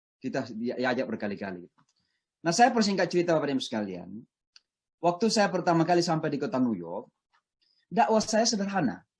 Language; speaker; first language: Indonesian; non-native, local second language; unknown